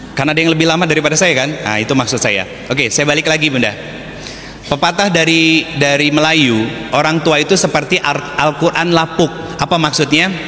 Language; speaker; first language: Indonesian; native; Indonesian